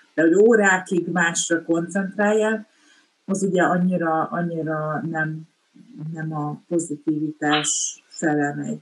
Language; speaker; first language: Hungarian; native; Hungarian